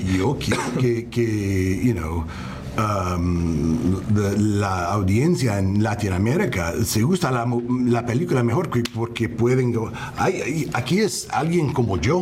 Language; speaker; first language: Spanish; early bilingual, heritage; English